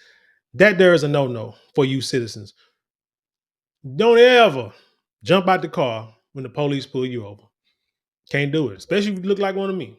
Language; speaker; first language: English; native; English